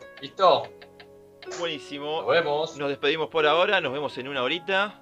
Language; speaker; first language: Spanish; native; Spanish